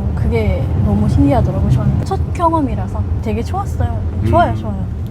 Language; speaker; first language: Korean; non-native, fluent; Indonesian